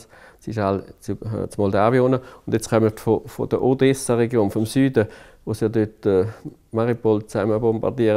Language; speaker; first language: German; native; German